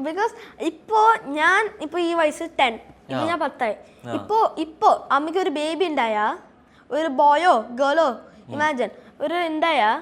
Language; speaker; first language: Malayalam; early bilingual, heritage; Malayalam